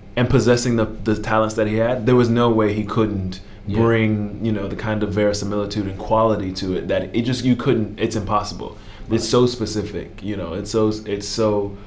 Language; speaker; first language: English; native; English